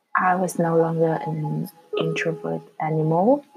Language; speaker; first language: English; non-native, learner; Vietnamese